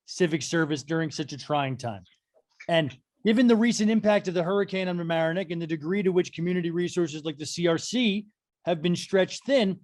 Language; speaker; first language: English; native; English